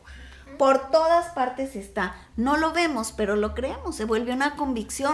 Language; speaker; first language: Spanish; native; Spanish